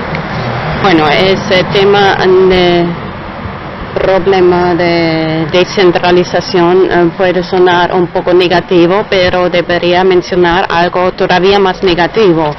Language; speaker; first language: Spanish; non-native, fluent; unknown